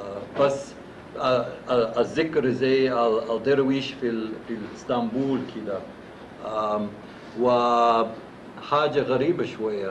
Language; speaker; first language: Arabic; non-native, fluent; English